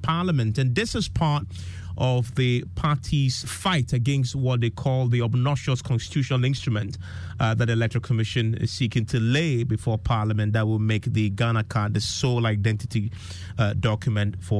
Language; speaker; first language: English; non-native, local second language; Akan